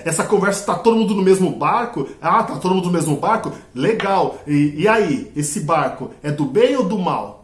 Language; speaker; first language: Portuguese; native; Portuguese